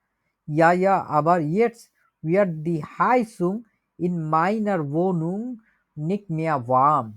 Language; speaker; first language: German; non-native, learner; Bangla